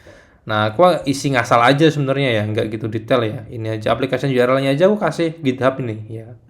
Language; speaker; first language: Indonesian; native; Indonesian